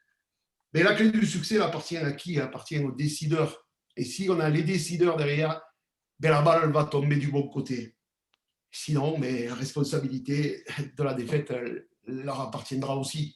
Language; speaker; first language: French; native; French